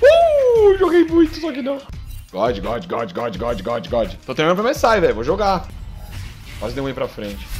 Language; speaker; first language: Portuguese; native; Portuguese